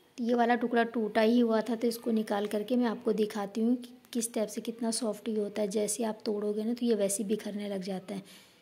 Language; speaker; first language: Hindi; native; Hindi